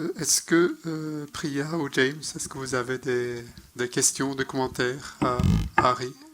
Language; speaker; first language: French; non-native, fluent; Norwegian